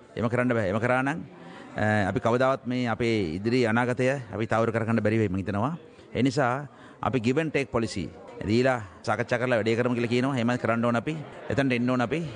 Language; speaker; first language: Sinhala; non-native, local second language; Tamil